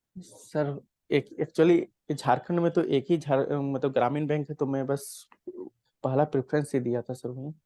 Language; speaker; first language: Hindi; native; Hindi